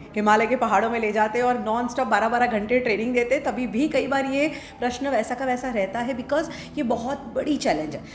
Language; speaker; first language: Hindi; non-native, local second language; Gujarati